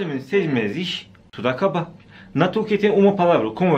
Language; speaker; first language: Portuguese; non-native, learner; Turkish